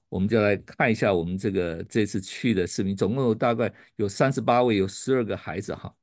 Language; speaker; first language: Chinese; native; Chinese